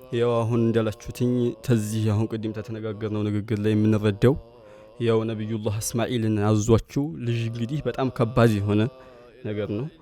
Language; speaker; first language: Amharic; native; Amharic